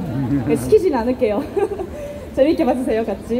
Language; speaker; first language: Korean; non-native, fluent; Japanese